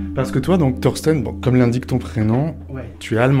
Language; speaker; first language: French; native; French